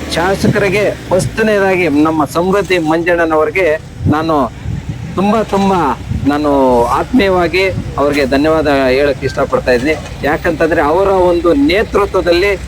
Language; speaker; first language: Kannada; native; Kannada